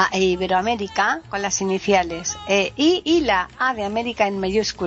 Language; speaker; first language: Spanish; native; Spanish